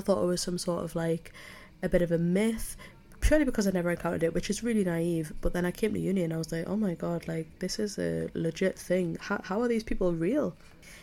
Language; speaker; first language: English; native; English